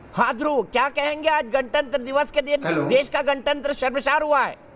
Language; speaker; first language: Hindi; native; Hindi